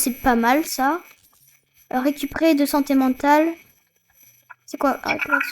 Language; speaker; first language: French; native; French